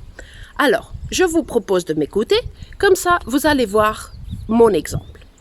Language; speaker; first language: French; non-native, fluent; Spanish